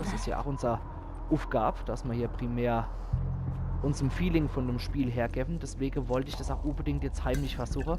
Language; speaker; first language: German; native; German